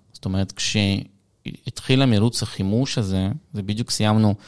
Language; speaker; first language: Hebrew; early bilingual, other home language; Russian